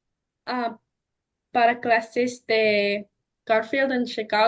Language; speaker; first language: Spanish; non-native, learner; English